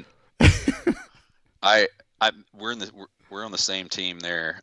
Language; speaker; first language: English; native; English